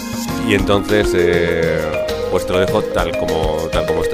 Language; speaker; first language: Spanish; native; Spanish